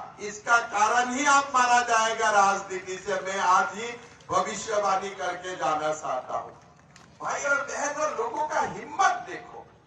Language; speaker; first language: Hindi; non-native, local second language; Assamese